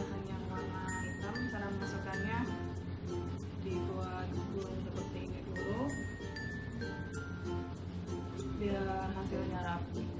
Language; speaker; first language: Indonesian; native; Indonesian